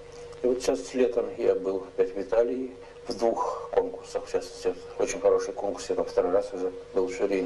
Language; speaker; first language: Russian; native; Russian